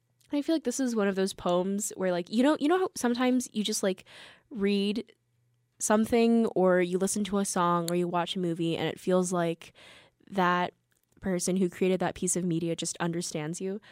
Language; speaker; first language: English; early bilingual, other home language; Korean